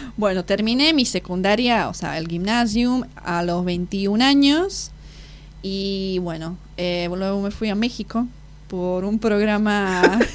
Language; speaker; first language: Spanish; non-native, fluent; Slovak